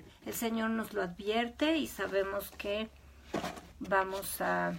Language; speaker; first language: Spanish; native; Spanish